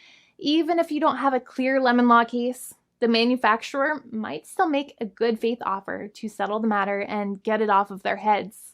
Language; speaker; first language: English; native; English